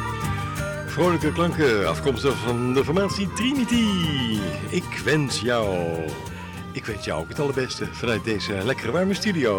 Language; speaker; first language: Dutch; native; Dutch